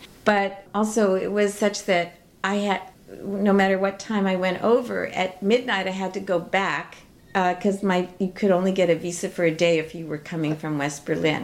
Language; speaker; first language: English; native; English